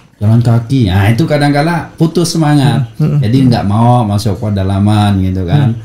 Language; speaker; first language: Indonesian; native; Indonesian